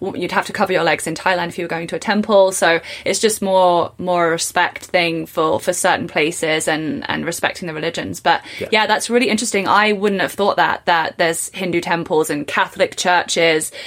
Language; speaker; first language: English; native; English